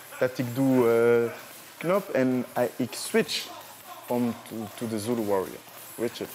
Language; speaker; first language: Dutch; non-native, learner; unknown